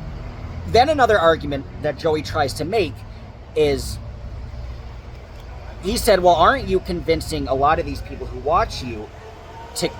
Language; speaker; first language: English; native; English